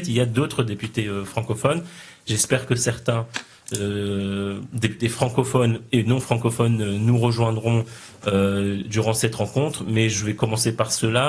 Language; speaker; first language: French; native; French